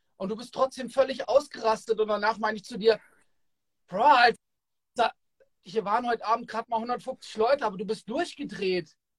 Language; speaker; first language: German; native; German